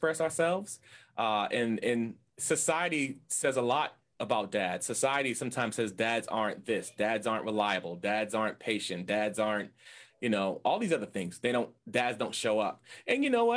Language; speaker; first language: English; native; English